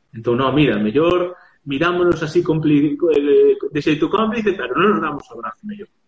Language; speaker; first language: Galician; native; Galician